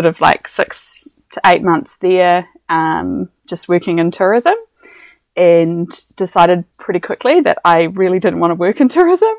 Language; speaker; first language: English; native; English